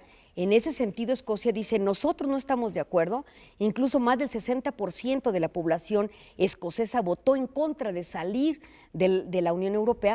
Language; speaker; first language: Spanish; native; Spanish